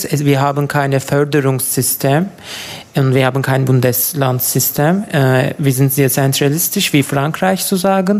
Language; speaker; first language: German; non-native, learner; Turkish